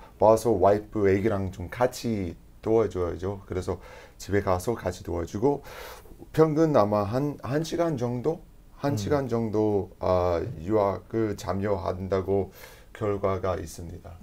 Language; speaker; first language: Korean; non-native, learner; English